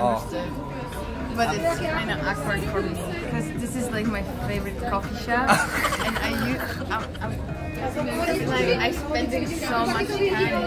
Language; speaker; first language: English; non-native, fluent; Czech